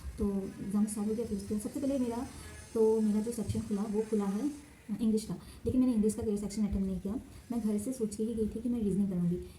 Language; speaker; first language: Hindi; non-native, local second language; Assamese